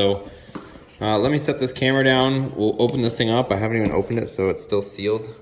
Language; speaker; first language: English; native; English